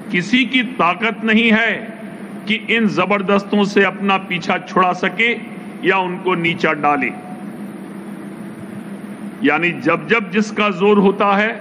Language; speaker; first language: Hindi; native; Hindi